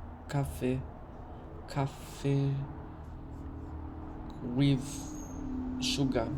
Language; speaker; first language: Spanish; non-native, learner; English